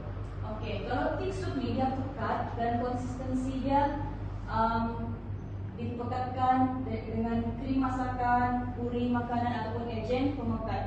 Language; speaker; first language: Malay; native; Malay